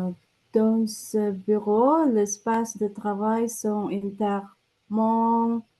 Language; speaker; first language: French; non-native, learner; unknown